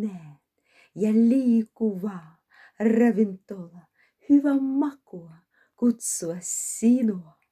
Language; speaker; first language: Finnish; non-native, learner; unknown